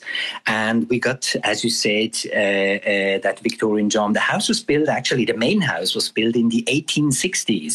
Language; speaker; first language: English; non-native, fluent; German